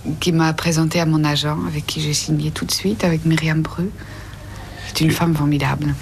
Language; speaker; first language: French; non-native, fluent; Dutch